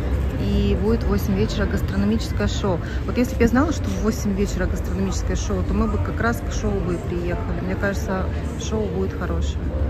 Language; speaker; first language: Russian; native; Russian